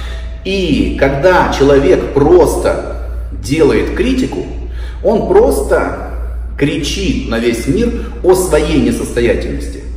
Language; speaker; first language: Russian; native; Russian